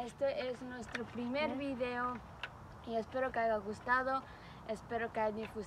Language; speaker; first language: Spanish; early bilingual, heritage; Spanish